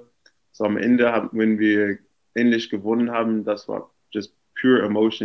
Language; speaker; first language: German; non-native, fluent; English